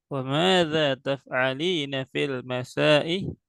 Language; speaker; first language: Arabic; non-native, fluent; Indonesian